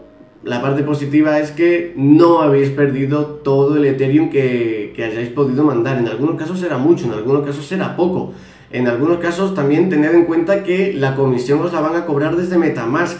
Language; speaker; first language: Spanish; native; Spanish